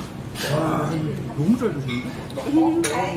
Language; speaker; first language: Korean; native; Korean